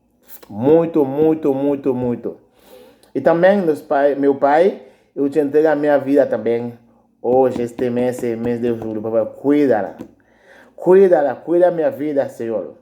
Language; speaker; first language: Portuguese; non-native, learner; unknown